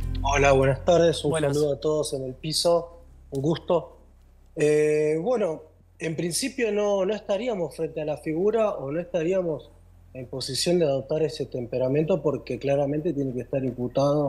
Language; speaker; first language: Spanish; native; Spanish